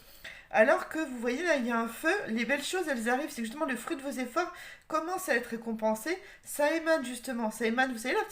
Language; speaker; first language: French; native; French